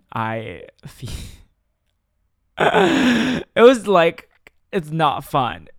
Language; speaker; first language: English; non-native, fluent; Chinese